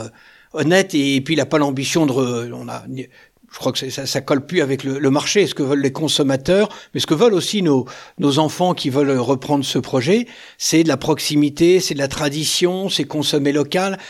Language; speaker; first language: French; native; French